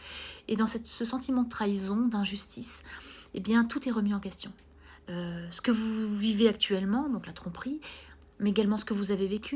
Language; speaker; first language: French; native; French